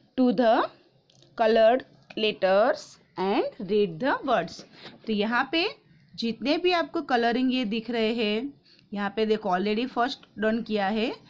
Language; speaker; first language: Hindi; non-native, local second language; Gujarati